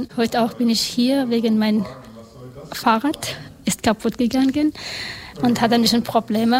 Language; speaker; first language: German; non-native, learner; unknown